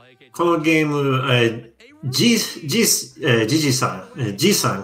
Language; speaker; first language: Japanese; non-native, learner; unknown